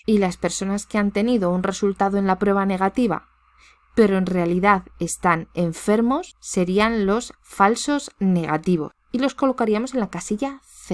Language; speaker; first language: Spanish; native; Spanish